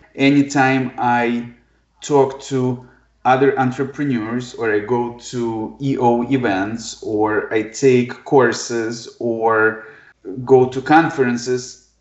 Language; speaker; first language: English; non-native, fluent; Ukrainian